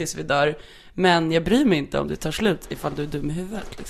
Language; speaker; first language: Swedish; native; Swedish